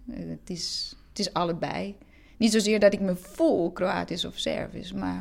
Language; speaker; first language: Dutch; non-native, fluent; Croatian